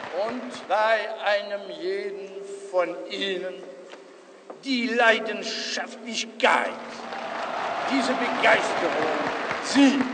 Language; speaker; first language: German; non-native, learner; French